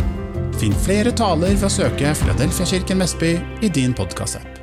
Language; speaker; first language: Norwegian; native; Norwegian